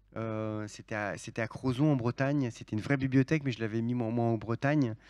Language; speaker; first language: French; native; French